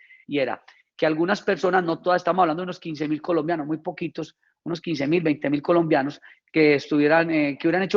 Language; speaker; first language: Spanish; native; Spanish